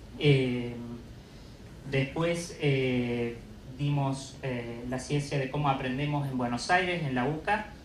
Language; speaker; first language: Spanish; native; Spanish